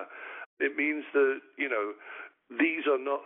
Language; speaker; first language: English; native; English